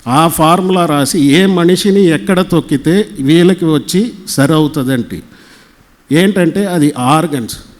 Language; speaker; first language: Telugu; native; Telugu